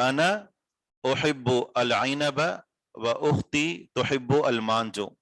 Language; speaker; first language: Arabic; non-native, fluent; Urdu